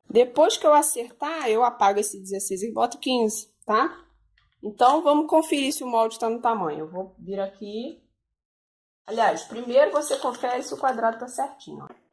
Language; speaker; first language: Portuguese; native; Portuguese